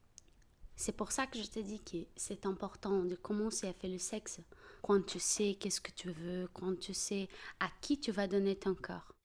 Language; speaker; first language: French; non-native, fluent; Portuguese